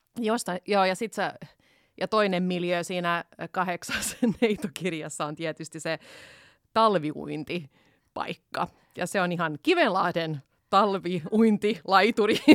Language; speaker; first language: Finnish; non-native, local second language; Swedish